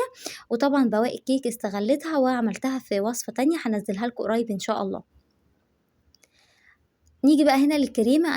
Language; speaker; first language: Arabic; native; Arabic